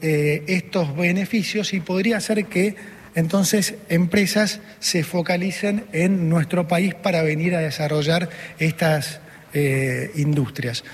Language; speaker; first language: Spanish; native; Spanish